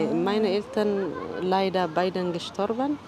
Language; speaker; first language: German; non-native, learner; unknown